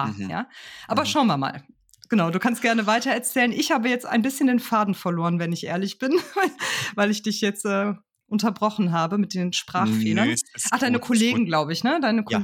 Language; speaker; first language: German; native; German